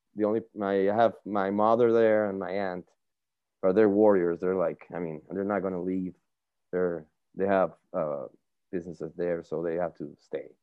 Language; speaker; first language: English; non-native, fluent; Spanish